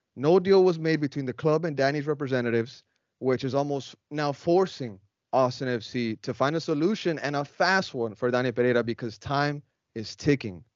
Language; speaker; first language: English; native; English